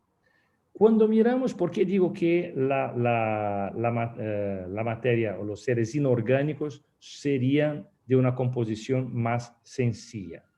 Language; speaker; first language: Spanish; non-native, fluent; Portuguese